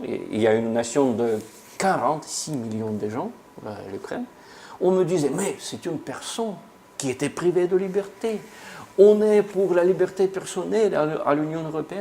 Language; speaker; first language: French; non-native, fluent; Russian